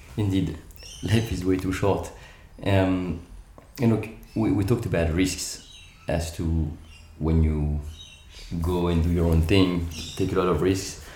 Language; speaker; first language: English; non-native, fluent; French